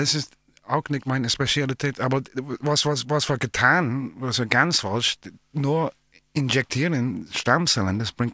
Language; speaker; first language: German; non-native, learner; English